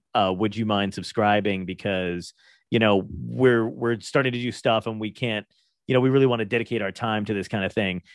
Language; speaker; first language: English; native; English